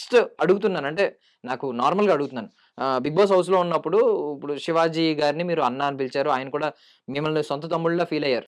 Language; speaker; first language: Telugu; native; Telugu